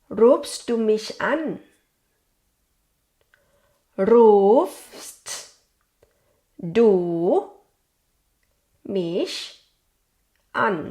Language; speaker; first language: German; non-native, fluent; Thai